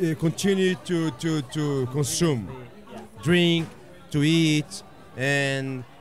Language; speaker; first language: English; non-native, fluent; Portuguese